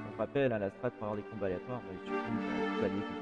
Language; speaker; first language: French; native; French